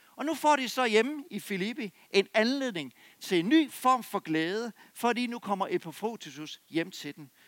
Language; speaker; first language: Danish; native; Danish